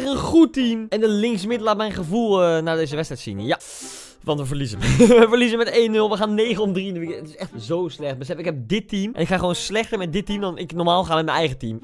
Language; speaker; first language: Dutch; native; Dutch